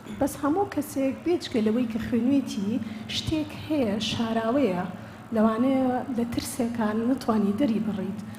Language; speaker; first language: Central Kurdish; early bilingual, heritage; Central Kurdish